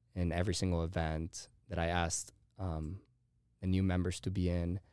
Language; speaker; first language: English; early bilingual, heritage; Spanish